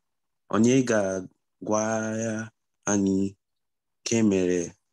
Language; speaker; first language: Igbo; early bilingual, heritage; Igbo